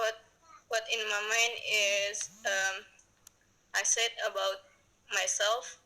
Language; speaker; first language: English; non-native, learner; Indonesian